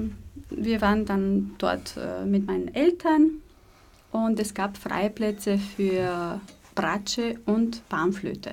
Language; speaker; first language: German; native; German